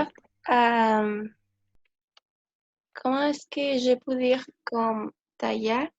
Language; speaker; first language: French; non-native, learner; Spanish